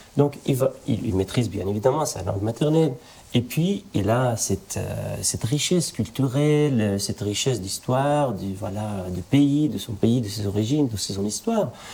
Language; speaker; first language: French; non-native, fluent; Arabic